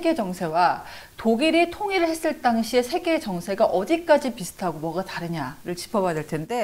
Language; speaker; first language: Korean; native; Korean